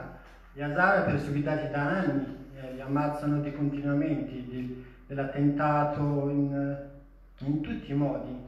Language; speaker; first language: Italian; non-native, fluent; Persian